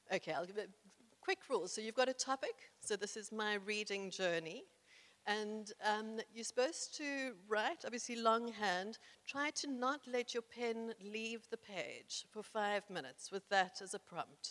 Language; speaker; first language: English; native; English